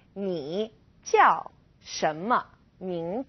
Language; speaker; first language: Chinese; non-native, fluent; English